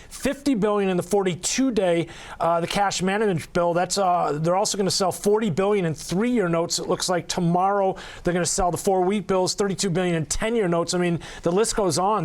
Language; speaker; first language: English; native; English